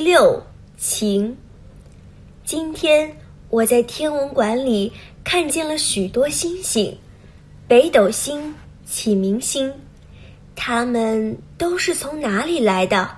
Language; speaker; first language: Chinese; non-native, learner; Vietnamese